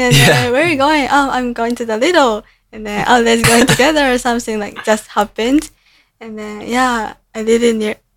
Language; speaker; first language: English; non-native, learner; Japanese